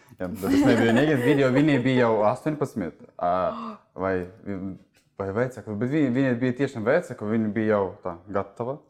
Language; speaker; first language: Latvian; non-native, local second language; Russian